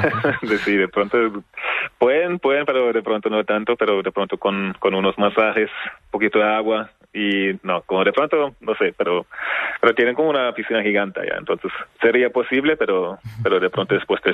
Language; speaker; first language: Spanish; non-native, fluent; German